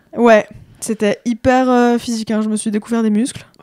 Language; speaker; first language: French; native; French